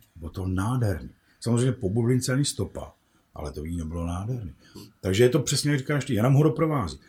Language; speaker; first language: Czech; native; Czech